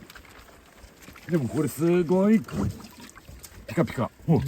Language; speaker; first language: Japanese; native; Japanese